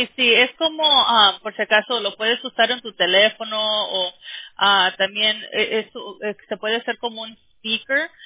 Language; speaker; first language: Spanish; early bilingual, heritage; Spanish